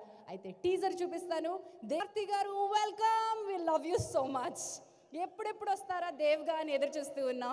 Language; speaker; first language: Telugu; native; Telugu